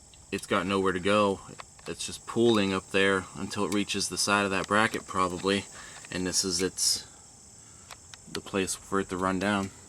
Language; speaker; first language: English; native; English